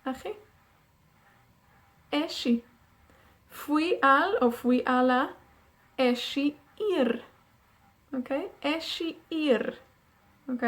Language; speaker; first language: Spanish; non-native, fluent; Welsh